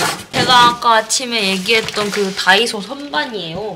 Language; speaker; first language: Korean; native; Korean